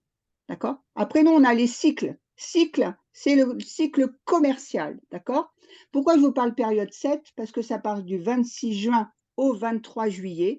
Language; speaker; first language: French; native; French